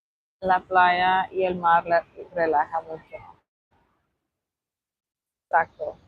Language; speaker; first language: Spanish; non-native, learner; English